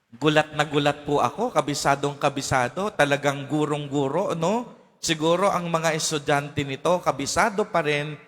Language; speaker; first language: Filipino; native; Filipino